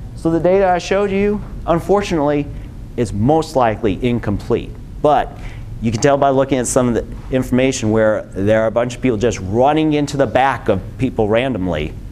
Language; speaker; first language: English; native; English